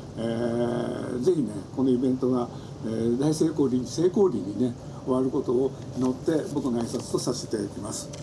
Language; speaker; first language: Japanese; native; Japanese